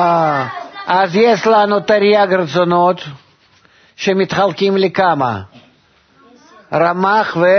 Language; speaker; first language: Hebrew; non-native, fluent; Russian